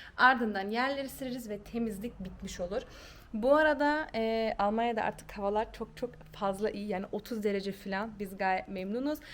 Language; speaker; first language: Turkish; early bilingual, heritage; Turkish